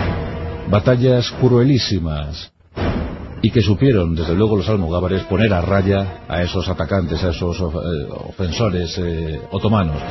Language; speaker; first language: Spanish; native; Spanish